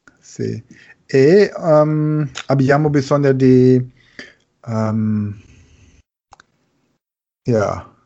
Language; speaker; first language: Italian; non-native, learner; German